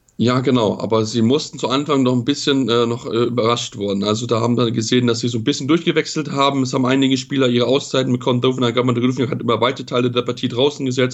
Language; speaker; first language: German; native; German